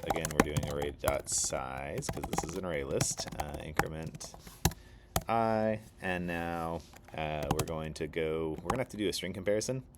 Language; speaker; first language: English; native; English